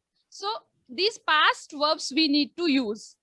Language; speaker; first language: English; non-native, local second language; Hindi